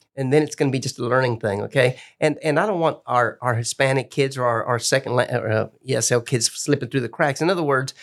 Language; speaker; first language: English; early bilingual, other home language; Spanish